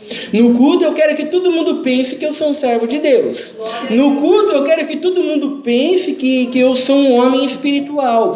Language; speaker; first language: Portuguese; native; Portuguese